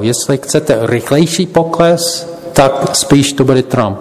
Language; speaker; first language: Czech; non-native, fluent; English